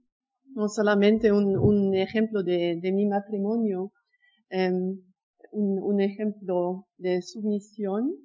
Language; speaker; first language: Spanish; non-native, learner; German